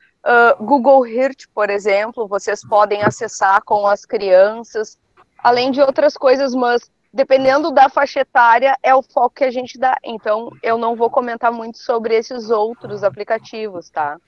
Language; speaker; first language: Portuguese; native; Portuguese